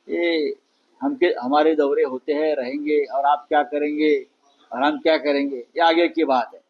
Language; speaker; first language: Hindi; non-native, local second language; Marathi